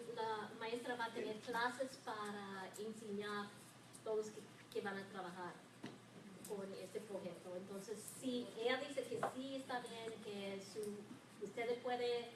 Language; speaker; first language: Spanish; non-native, learner; English